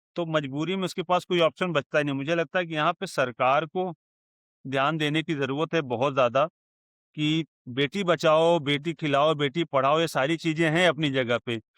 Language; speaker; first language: Hindi; native; Hindi